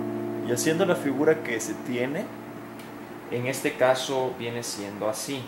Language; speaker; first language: Spanish; native; Spanish